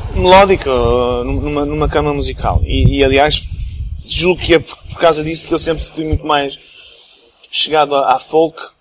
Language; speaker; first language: Portuguese; early bilingual, other home language; English